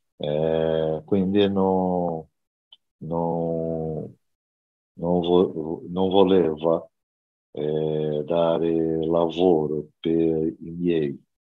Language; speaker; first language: Italian; non-native, learner; Portuguese